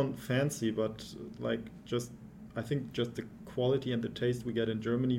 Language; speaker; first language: English; non-native, fluent; German